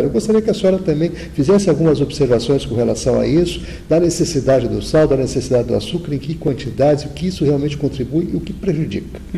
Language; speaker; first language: Portuguese; native; Portuguese